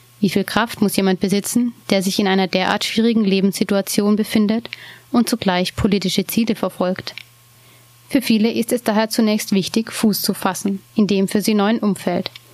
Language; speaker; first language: German; native; German